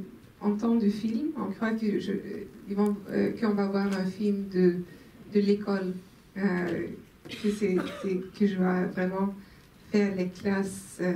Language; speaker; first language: French; non-native, local second language; Swedish